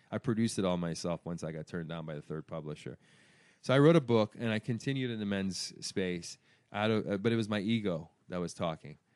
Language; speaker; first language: English; early bilingual, other home language; Persian